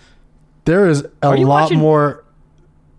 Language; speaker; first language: English; native; English